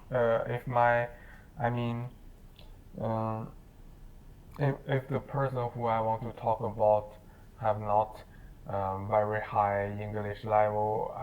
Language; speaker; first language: English; non-native, learner; Chinese